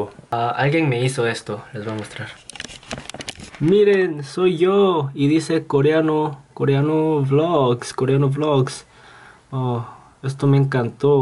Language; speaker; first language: Spanish; non-native, fluent; Korean